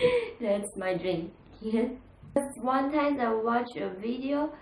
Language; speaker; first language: English; non-native, learner; Chinese